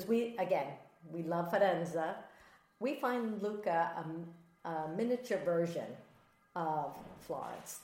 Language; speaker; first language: English; native; English